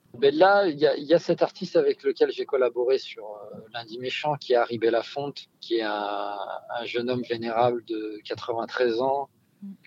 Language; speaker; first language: French; native; French